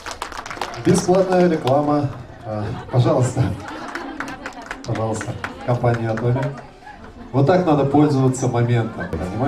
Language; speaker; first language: Russian; native; Russian